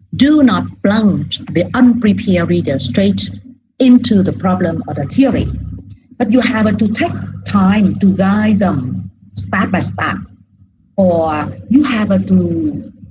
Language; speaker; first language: English; non-native, fluent; Vietnamese